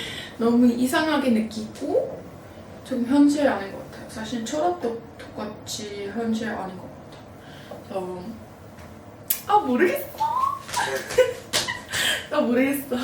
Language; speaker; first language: Korean; non-native, fluent; English